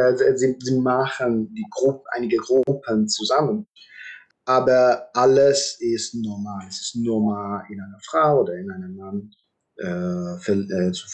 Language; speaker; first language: German; non-native, fluent; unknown